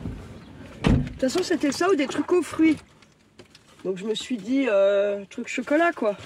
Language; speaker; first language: French; native; French